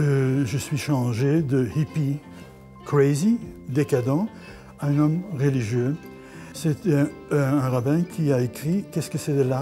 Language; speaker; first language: French; non-native, fluent; Dutch